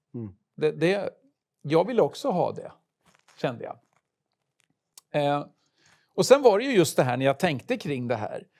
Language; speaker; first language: Swedish; native; Swedish